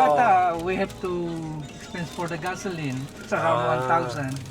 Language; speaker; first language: English; non-native, local second language; Filipino